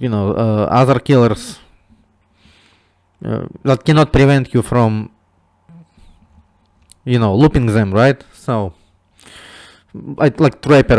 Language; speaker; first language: English; non-native, fluent; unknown